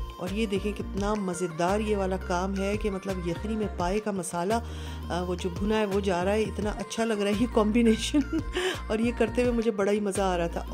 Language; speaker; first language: Urdu; native; Urdu